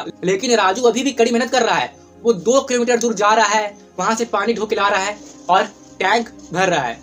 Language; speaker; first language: Hindi; native; Hindi